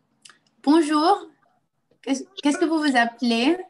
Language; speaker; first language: French; non-native, local second language; Arabic